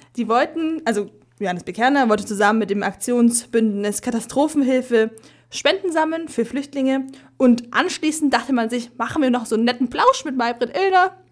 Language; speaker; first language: German; early bilingual, other home language; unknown